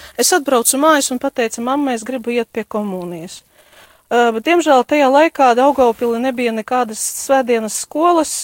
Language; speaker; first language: Latvian; non-native, local second language; Russian